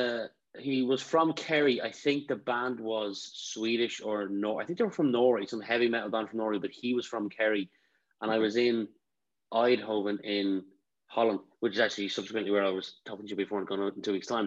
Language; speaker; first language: English; native; English